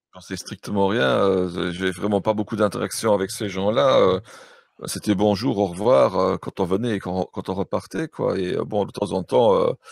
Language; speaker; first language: French; native; French